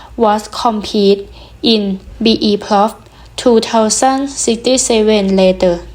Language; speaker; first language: English; non-native, learner; Thai